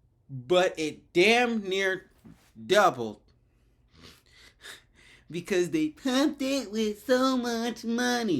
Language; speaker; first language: English; native; English